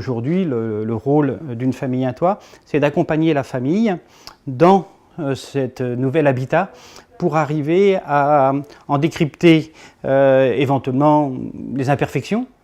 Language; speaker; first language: French; native; French